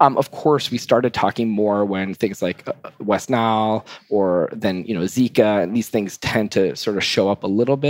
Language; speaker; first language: English; native; English